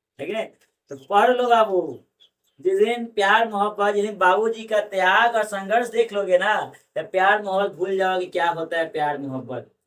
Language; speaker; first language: Hindi; native; Hindi